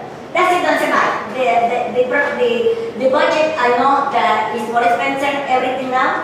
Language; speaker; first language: English; non-native, learner; Spanish